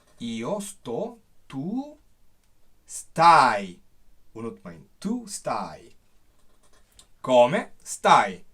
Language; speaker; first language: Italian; non-native, fluent; Turkish